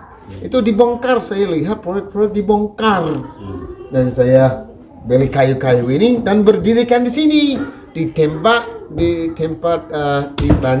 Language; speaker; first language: Indonesian; non-native, fluent; English